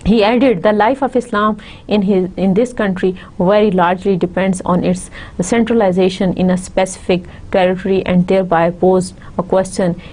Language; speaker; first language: English; non-native, local second language; Urdu